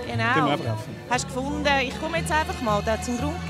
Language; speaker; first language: German; native; German